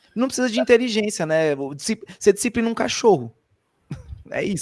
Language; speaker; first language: Portuguese; native; Portuguese